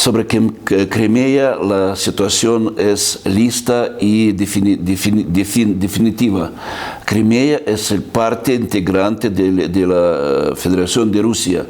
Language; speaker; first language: Spanish; non-native, fluent; Russian